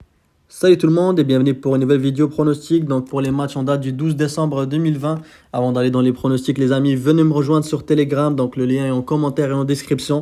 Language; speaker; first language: French; native; French